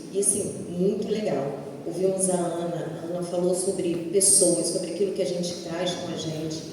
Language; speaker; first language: Portuguese; native; Portuguese